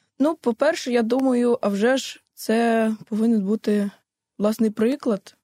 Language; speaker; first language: Ukrainian; native; Ukrainian